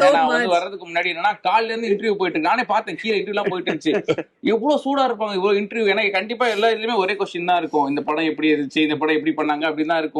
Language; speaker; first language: Tamil; native; Tamil